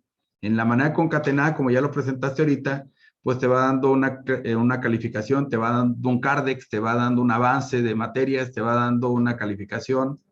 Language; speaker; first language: Spanish; native; Spanish